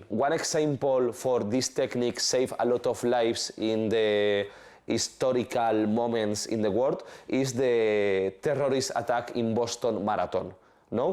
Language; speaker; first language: English; non-native, learner; Spanish